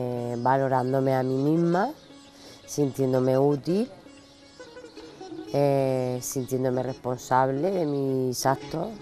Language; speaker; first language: Spanish; native; Spanish